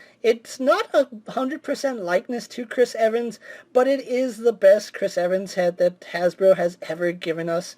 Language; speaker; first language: English; native; English